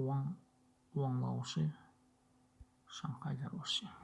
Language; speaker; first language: Chinese; non-native, learner; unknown